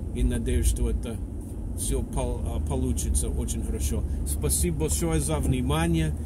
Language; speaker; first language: Russian; non-native, fluent; English